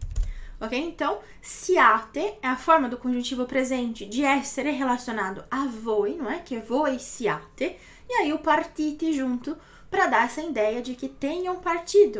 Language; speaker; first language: Portuguese; native; Portuguese